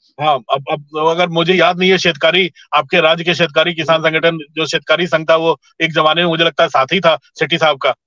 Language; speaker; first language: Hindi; native; Hindi